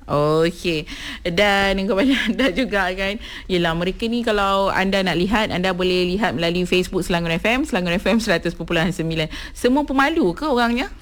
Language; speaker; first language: Malay; native; Malay